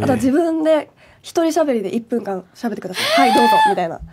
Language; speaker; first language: Japanese; native; Japanese